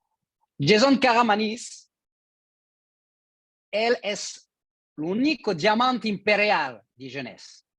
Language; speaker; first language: Spanish; non-native, learner; French